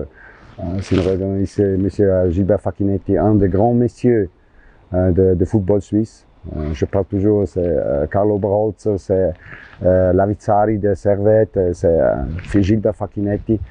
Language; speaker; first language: French; non-native, local second language; German